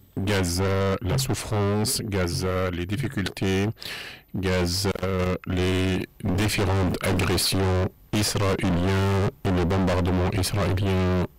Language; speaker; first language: French; non-native, fluent; Arabic